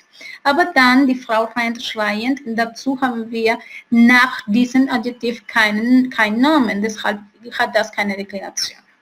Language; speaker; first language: German; non-native, fluent; Spanish